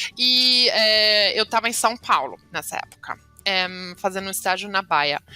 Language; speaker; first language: Portuguese; non-native, fluent; German